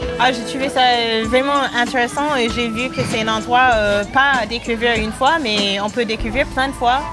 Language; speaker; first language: French; non-native, fluent; English